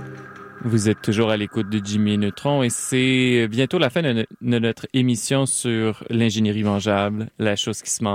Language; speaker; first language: French; native; French